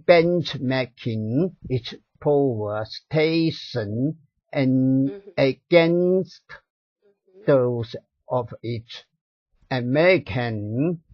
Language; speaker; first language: English; non-native, learner; Chinese